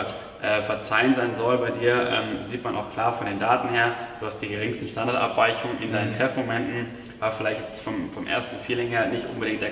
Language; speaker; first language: German; native; German